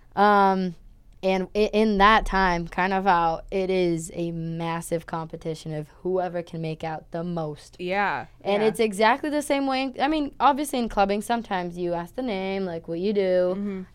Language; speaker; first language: English; non-native, fluent; Portuguese